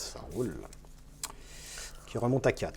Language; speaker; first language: French; native; French